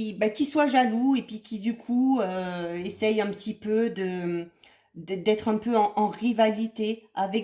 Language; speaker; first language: French; native; French